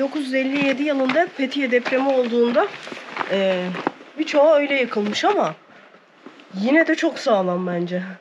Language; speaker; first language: Turkish; native; Turkish